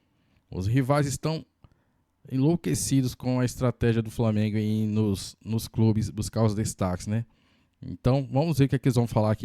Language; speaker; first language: Portuguese; native; Portuguese